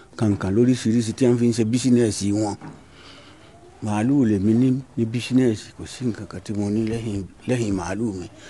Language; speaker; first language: Yoruba; non-native, local second language; Fula